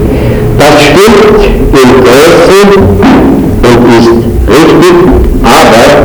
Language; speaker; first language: German; native; German